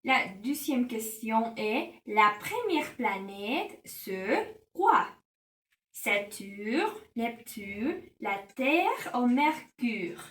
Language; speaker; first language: French; non-native, learner; Spanish